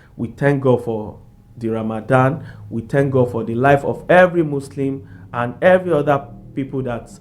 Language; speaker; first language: English; non-native, local second language; Yoruba